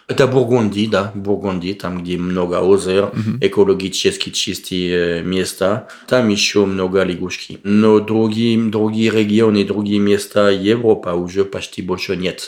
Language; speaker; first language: Russian; non-native, learner; French